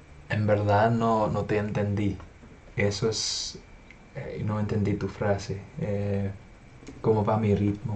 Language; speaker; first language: Spanish; non-native, fluent; English